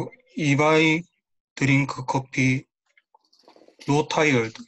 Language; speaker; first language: English; non-native, learner; Korean